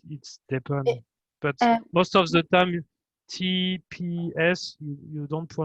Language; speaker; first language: English; non-native, fluent; French